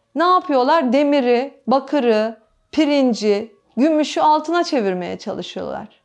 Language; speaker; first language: Turkish; native; Turkish